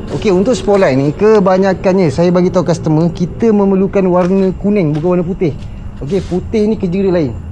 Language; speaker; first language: Malay; native; Malay